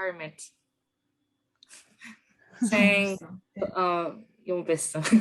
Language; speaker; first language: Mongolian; early bilingual, other home language; Korean